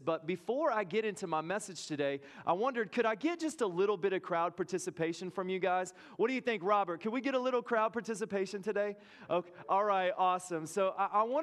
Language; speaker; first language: English; native; English